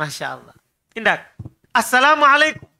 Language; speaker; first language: Arabic; non-native, fluent; Indonesian